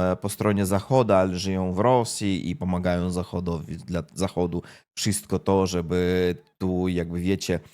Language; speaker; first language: Polish; non-native, fluent; Russian